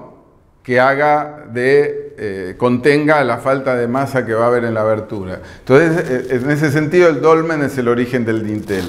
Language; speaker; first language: Spanish; native; Spanish